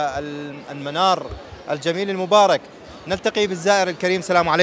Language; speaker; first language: Arabic; native; Arabic